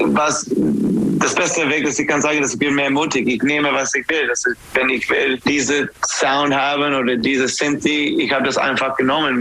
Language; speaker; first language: German; non-native, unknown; English